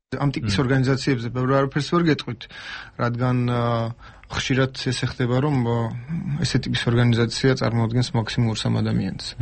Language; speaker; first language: Georgian; non-native, local second language; Armenian